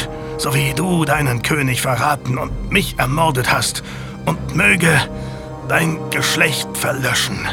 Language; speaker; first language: German; native; German